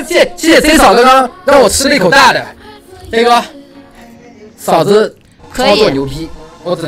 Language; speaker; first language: Chinese; native; Chinese